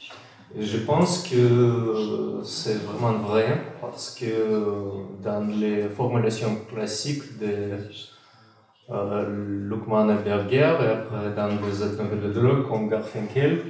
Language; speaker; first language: French; non-native, fluent; Russian